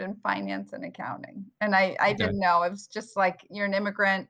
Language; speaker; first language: English; native; English